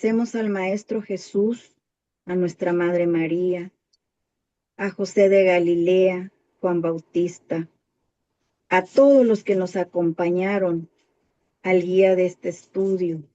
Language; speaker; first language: Spanish; native; Spanish